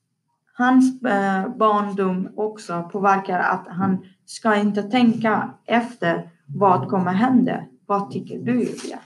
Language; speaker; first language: Swedish; non-native, learner; Persian